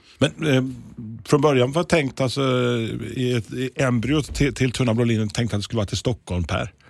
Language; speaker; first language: Swedish; native; Swedish